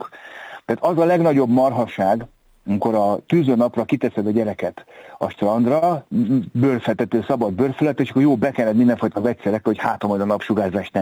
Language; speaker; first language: Hungarian; native; Hungarian